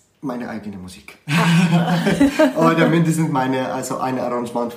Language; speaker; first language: German; non-native, learner; Arabic